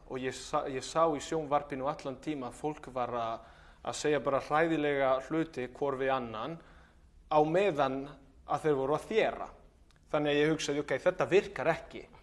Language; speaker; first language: Icelandic; non-native, fluent; Italian